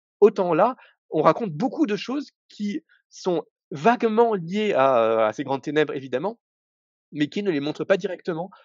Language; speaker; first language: French; native; French